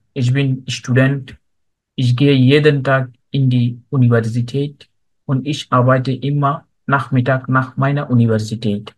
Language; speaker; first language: German; non-native, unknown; Bangla